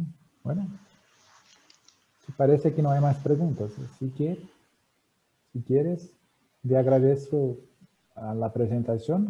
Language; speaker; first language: Spanish; non-native, fluent; Portuguese